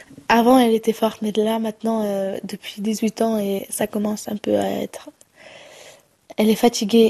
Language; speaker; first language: French; non-native, fluent; Romany